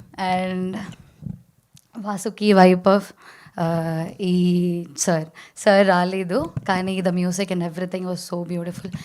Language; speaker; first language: Telugu; non-native, learner; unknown